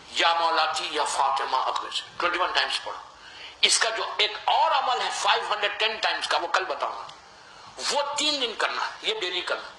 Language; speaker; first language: Urdu; native; Urdu